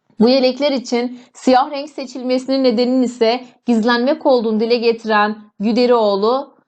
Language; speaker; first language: Turkish; native; Turkish